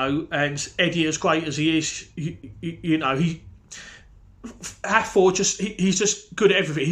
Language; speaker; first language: English; native; English